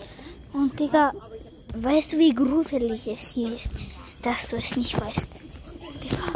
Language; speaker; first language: German; early bilingual, other home language; Croatian